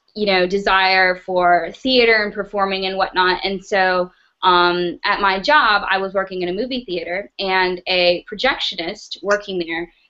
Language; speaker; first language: English; native; English